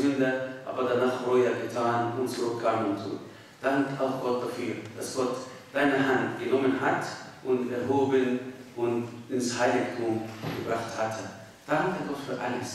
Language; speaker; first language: German; non-native, fluent; Arabic